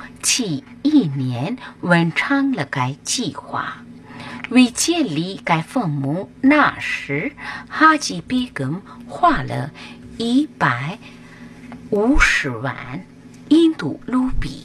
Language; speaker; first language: Chinese; non-native, learner; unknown